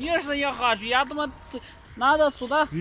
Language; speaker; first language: Russian; non-native, learner; Chinese